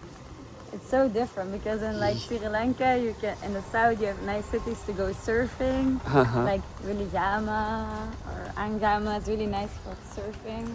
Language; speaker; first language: English; non-native, fluent; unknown